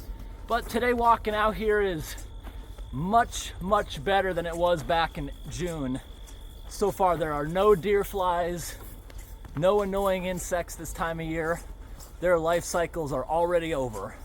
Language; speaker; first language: English; native; English